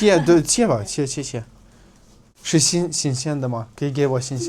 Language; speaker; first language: Chinese; non-native, fluent; Russian